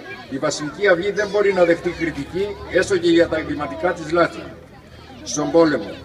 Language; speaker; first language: Greek; native; Greek